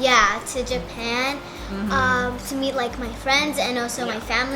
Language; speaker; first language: English; non-native, fluent; Japanese